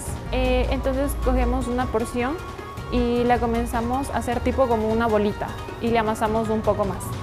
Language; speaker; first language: Spanish; native; Spanish